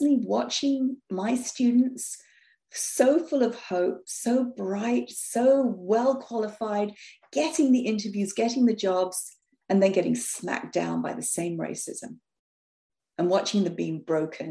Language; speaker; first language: English; native; English